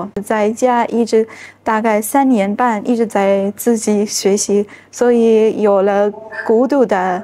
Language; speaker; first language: Chinese; non-native, fluent; Arabic